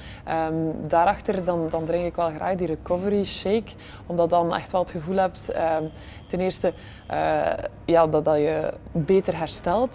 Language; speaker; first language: Dutch; native; Dutch